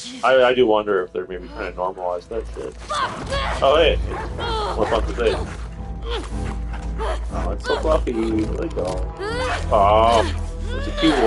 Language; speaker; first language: English; native; English